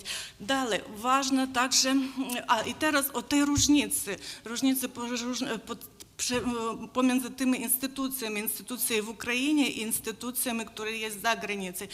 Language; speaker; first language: Polish; non-native, learner; Ukrainian